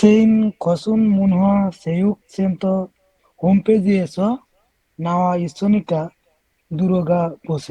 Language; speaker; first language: Korean; non-native, learner; Bangla